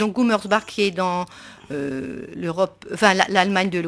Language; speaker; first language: French; native; French